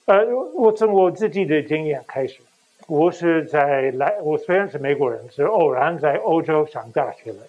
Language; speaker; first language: Chinese; non-native, fluent; English